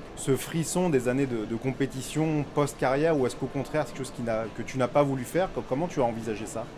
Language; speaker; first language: French; native; French